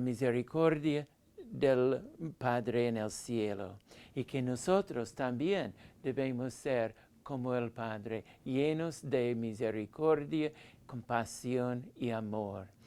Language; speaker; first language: Spanish; non-native, fluent; English